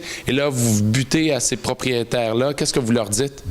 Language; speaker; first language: French; native; French